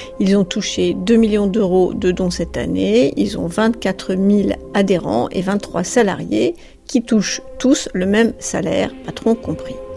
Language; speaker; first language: French; native; French